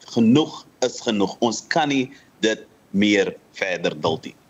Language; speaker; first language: Afrikaans; native; Afrikaans